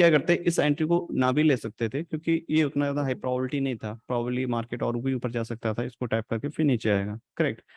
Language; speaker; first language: Hindi; native; Hindi